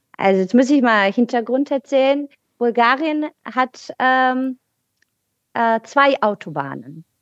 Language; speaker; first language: German; non-native, fluent; Bulgarian